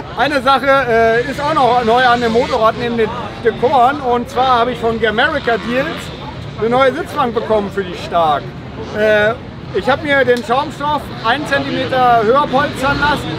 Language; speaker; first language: German; native; German